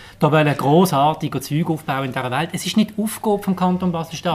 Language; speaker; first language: German; native; German